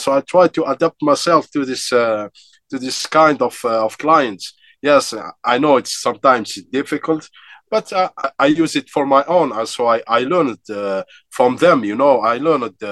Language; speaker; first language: English; non-native, fluent; Arabic